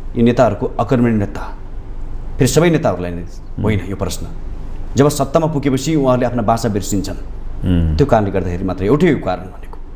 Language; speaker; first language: Nepali; native; Nepali